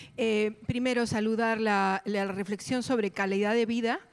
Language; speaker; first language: Spanish; native; Spanish